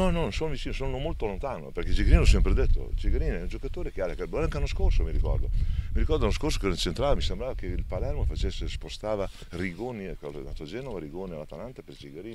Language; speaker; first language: Italian; native; Italian